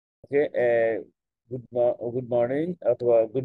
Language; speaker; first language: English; non-native, fluent; Bangla